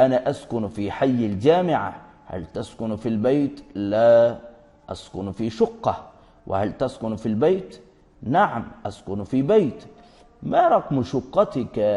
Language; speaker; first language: Arabic; non-native, fluent; Urdu